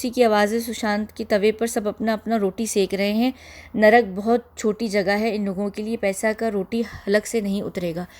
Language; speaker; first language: Urdu; early bilingual, heritage; Hindi